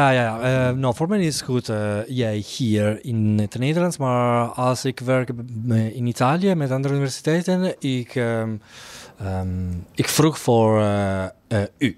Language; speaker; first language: Dutch; non-native, learner; Italian